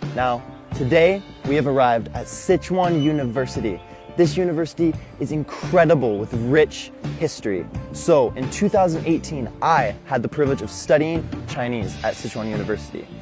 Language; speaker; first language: English; native; English